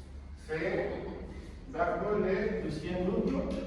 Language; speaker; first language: French; non-native, learner; Spanish